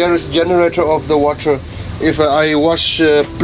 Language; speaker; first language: English; non-native, learner; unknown